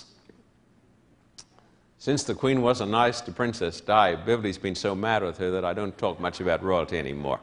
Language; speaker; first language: English; native; English